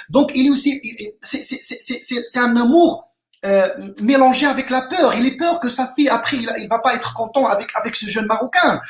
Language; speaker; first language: French; non-native, local second language; Arabic